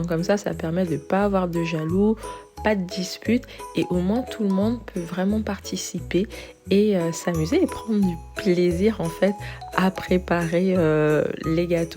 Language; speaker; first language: French; native; French